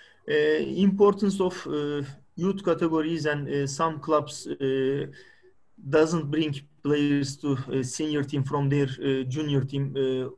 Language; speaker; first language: English; non-native, fluent; Turkish